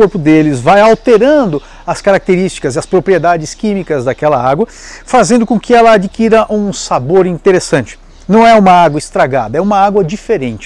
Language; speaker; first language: Portuguese; native; Portuguese